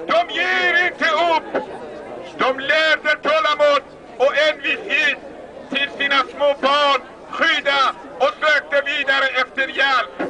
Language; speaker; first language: Swedish; non-native, fluent; Persian